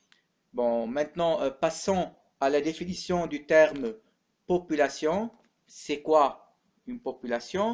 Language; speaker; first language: French; non-native, local second language; Arabic